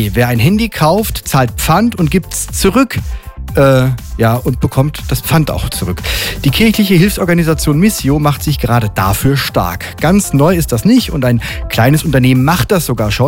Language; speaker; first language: German; native; German